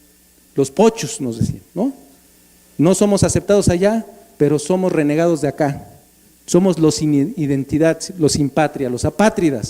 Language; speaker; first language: Spanish; native; Spanish